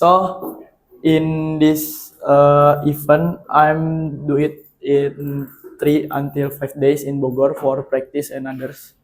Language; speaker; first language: English; non-native, learner; Indonesian